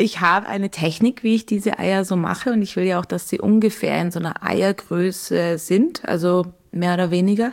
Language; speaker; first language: German; native; German